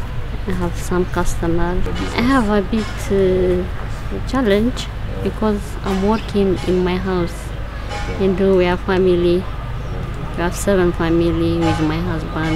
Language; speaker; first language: English; non-native, learner; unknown